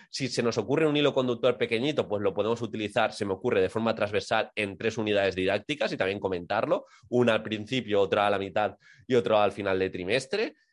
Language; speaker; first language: Spanish; native; Spanish